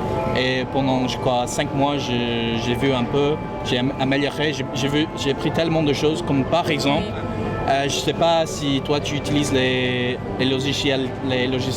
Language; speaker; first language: French; non-native, fluent; English